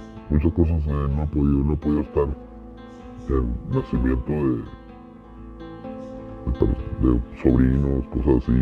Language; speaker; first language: Spanish; native; Spanish